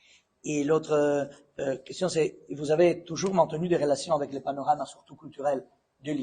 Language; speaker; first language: French; non-native, fluent; Italian